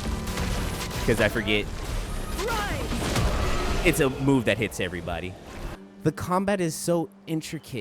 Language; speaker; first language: English; native; English